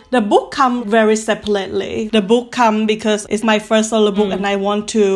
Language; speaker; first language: English; non-native, learner; Thai